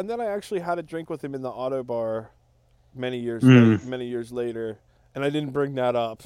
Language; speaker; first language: English; native; English